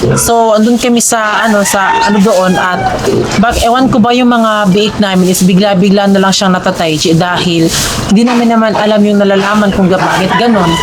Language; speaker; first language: Filipino; non-native, local second language; Cebuano